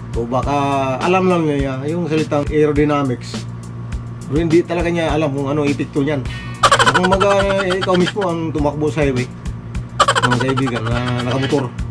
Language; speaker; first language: Filipino; non-native, local second language; Cebuano